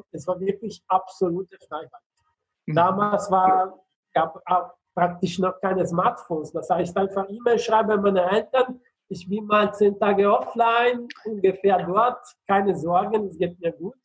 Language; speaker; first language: German; non-native, fluent; Italian